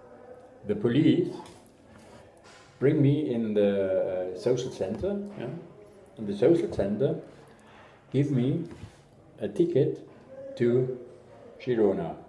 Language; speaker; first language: English; non-native, learner; German